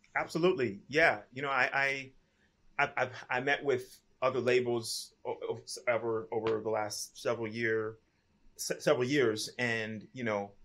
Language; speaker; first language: English; native; English